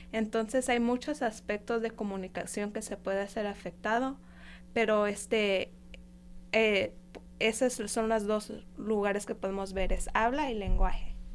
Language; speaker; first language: Spanish; non-native, fluent; English